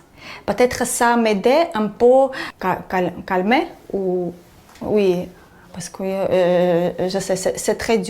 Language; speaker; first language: French; non-native, learner; Armenian